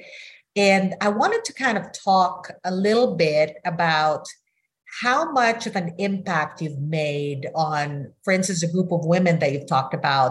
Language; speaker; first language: English; non-native, local second language; Filipino